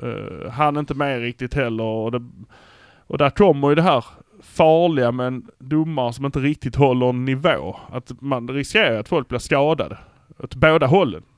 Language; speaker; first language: Swedish; native; Swedish